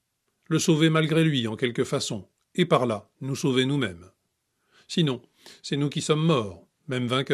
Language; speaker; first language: French; native; French